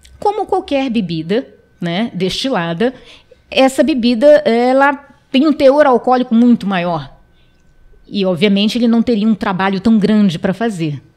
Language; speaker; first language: Portuguese; non-native, local second language; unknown